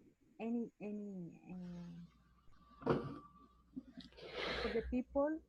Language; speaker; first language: English; non-native, learner; Spanish